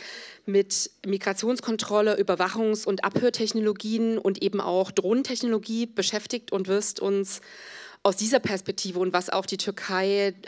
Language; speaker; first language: German; native; German